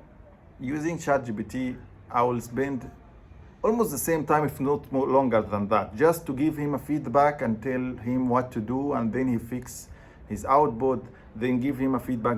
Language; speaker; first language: English; non-native, fluent; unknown